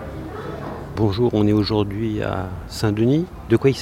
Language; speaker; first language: French; native; French